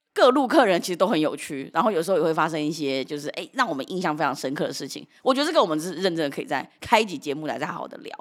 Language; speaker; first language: Chinese; early bilingual, heritage; Chinese